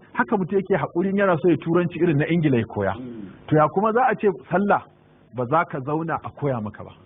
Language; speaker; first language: Hausa; native; Hausa